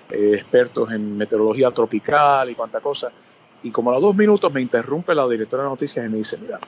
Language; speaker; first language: Spanish; early bilingual, other home language; English